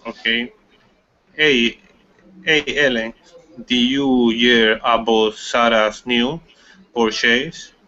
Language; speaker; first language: English; non-native, learner; Spanish